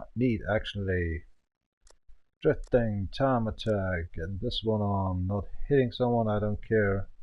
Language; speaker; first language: English; non-native, learner; German